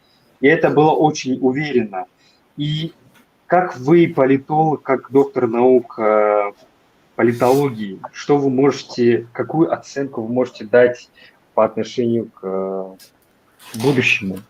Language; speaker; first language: Russian; non-native, local second language; Tajik